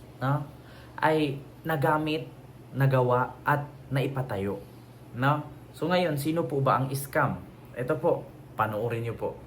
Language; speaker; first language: Filipino; native; Filipino